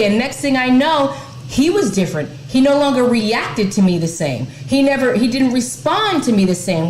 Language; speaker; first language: English; native; English